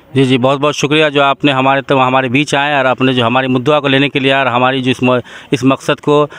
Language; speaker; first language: Hindi; native; Hindi